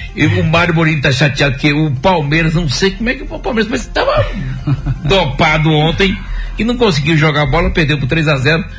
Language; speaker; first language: Portuguese; native; Portuguese